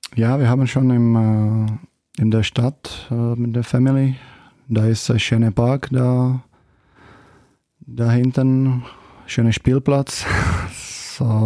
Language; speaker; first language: German; non-native, fluent; Czech